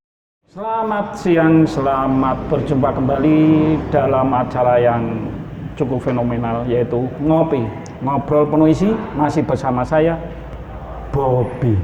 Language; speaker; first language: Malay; non-native, local second language; Javanese